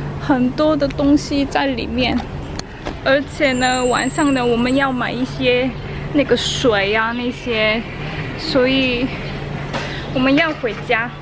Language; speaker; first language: Chinese; non-native, fluent; Korean